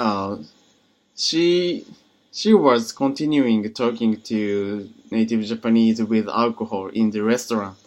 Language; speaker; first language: English; non-native, learner; Japanese